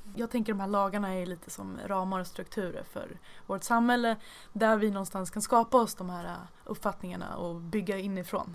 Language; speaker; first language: Swedish; native; Swedish